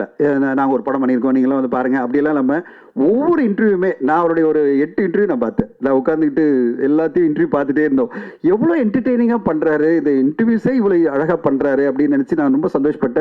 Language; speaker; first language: Tamil; native; Tamil